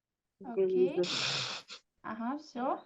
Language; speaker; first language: Russian; non-native, fluent; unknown